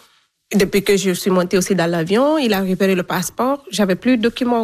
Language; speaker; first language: French; non-native, local second language; Fula